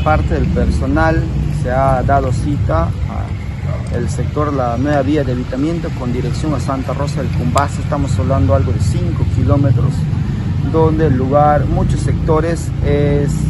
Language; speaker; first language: Spanish; native; Spanish